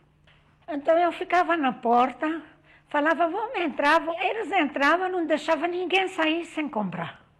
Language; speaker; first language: Portuguese; non-native, fluent; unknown